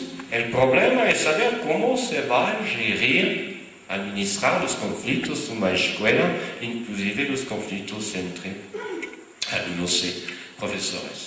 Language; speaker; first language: Spanish; non-native, fluent; French